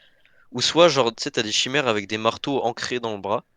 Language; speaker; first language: French; native; French